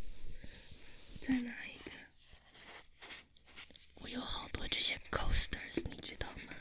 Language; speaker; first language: Chinese; early bilingual, heritage; Chinese